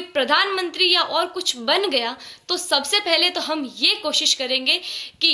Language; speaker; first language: Hindi; native; Hindi